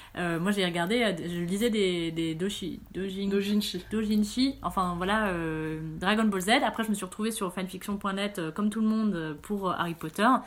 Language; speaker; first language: French; early bilingual, other home language; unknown